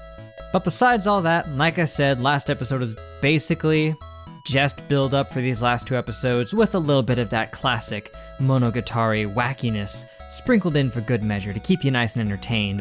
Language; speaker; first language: English; native; English